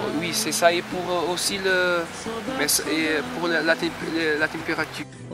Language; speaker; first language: French; non-native, fluent; Kabuverdianu